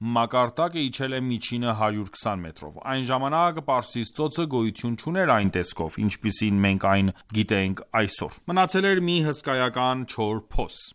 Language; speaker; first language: Armenian; native; Armenian